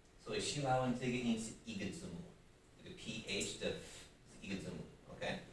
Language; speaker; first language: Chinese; non-native, learner; English